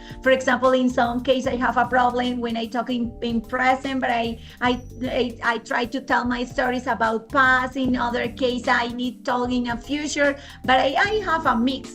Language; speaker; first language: English; non-native, fluent; Spanish